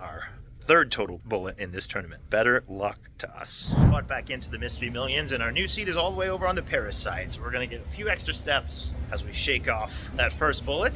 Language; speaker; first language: English; native; English